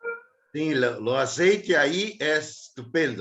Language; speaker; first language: Spanish; non-native, learner; Portuguese